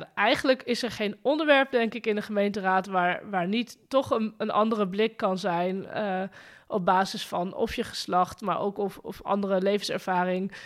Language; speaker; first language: Dutch; native; Dutch